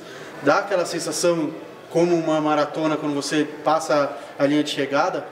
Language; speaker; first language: Portuguese; native; Portuguese